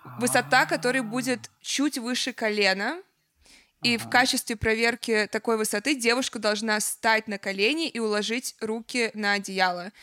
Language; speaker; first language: Russian; native; Russian